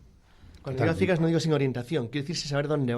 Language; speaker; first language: Spanish; native; Spanish